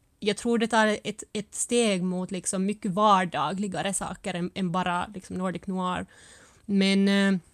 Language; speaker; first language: Swedish; early bilingual, other home language; Finnish